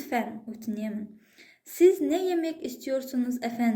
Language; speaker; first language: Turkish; non-native, fluent; Kazakh